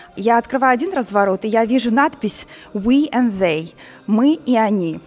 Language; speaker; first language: Russian; native; Russian